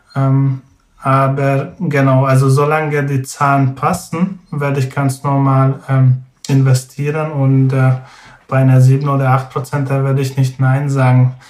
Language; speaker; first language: German; non-native, fluent; Hungarian